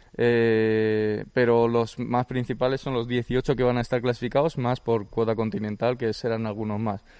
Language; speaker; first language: Spanish; early bilingual, other home language; Georgian